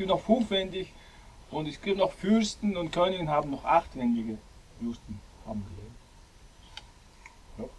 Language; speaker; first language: German; non-native, learner; Mongolian